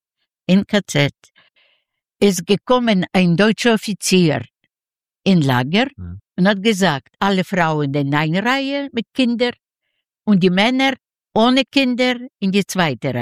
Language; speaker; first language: German; non-native, learner; Ukrainian